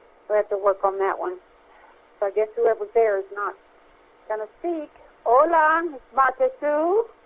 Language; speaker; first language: English; native; English